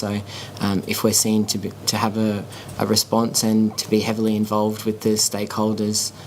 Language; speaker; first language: English; native; English